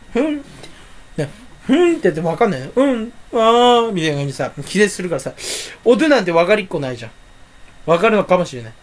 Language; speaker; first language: Japanese; native; Japanese